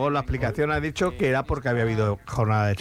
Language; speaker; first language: Spanish; native; Spanish